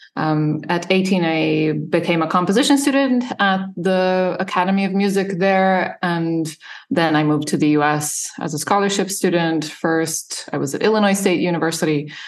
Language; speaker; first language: English; non-native, fluent; Serbian